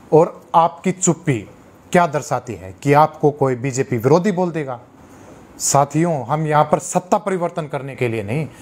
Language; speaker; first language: Hindi; native; Hindi